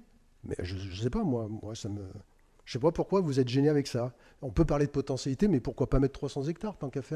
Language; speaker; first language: French; native; French